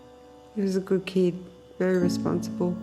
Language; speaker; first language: English; native; English